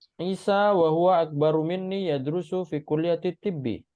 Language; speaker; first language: Arabic; non-native, fluent; Indonesian